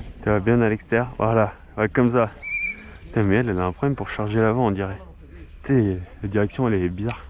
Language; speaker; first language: French; native; French